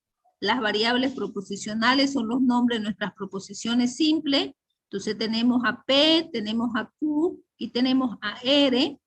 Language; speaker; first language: Spanish; native; Spanish